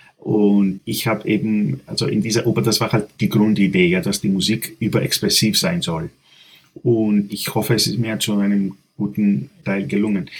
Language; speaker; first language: German; non-native, fluent; Greek